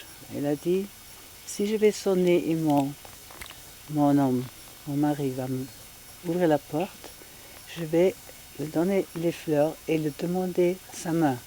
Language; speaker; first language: French; non-native, fluent; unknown